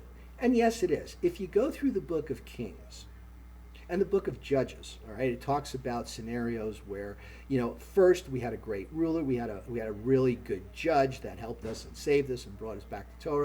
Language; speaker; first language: English; native; English